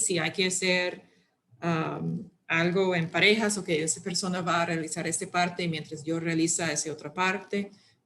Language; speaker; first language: Spanish; non-native, fluent; English